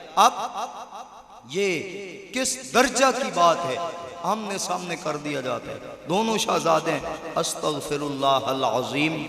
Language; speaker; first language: Urdu; non-native, local second language; Punjabi